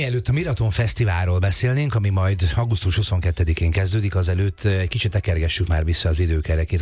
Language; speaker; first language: Hungarian; native; Hungarian